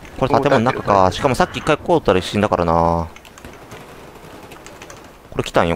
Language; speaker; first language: Japanese; native; Japanese